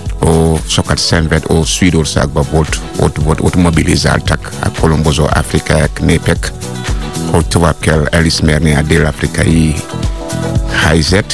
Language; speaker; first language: Hungarian; non-native, fluent; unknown